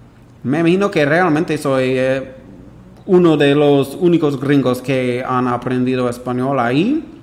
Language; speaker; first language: Spanish; non-native, fluent; English